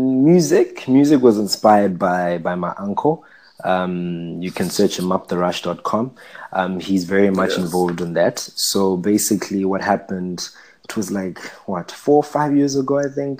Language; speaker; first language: English; non-native, local second language; Shona